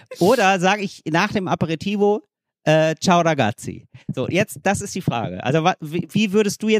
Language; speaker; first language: German; native; German